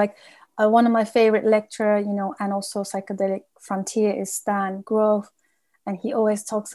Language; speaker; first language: English; native; English